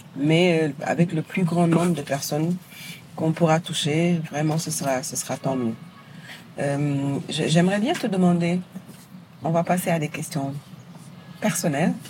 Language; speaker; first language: French; non-native, local second language; Wolof